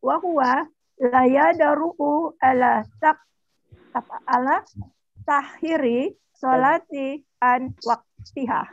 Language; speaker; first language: Arabic; non-native, learner; Indonesian